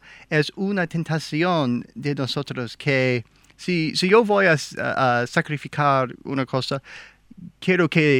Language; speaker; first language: Spanish; non-native, learner; English